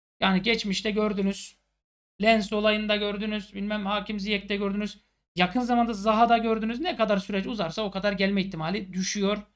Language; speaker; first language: Turkish; native; Turkish